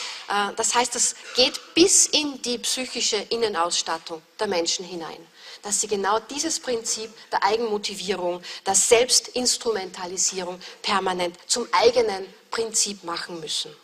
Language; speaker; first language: German; native; German